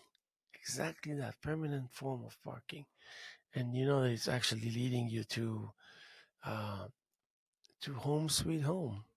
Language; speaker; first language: English; non-native, fluent; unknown